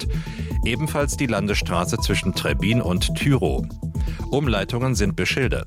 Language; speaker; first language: German; native; German